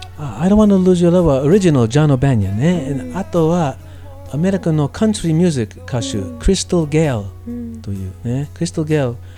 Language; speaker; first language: Japanese; non-native, learner; English